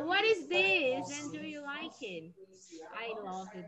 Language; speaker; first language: English; non-native, learner; Portuguese